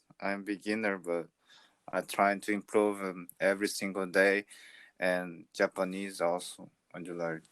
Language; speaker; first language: English; non-native, learner; Portuguese